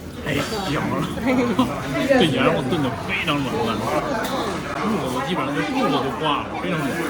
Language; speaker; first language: Chinese; native; Chinese